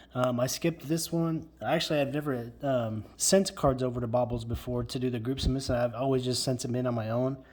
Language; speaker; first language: English; native; English